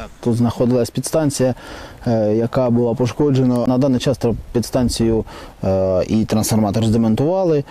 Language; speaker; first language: Ukrainian; native; Ukrainian